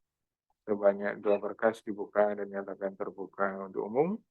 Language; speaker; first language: Indonesian; native; Indonesian